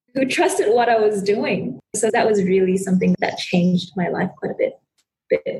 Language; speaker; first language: English; non-native, local second language; Chinese